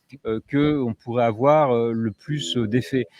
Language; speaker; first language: French; native; French